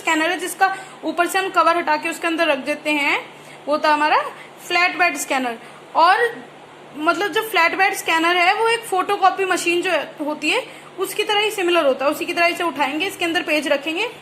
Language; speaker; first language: Hindi; native; Hindi